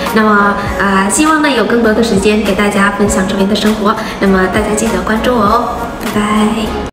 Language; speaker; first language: Chinese; non-native, fluent; Vietnamese